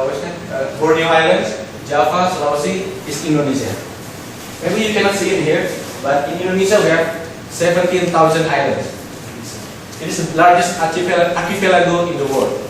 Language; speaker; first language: English; non-native, local second language; Indonesian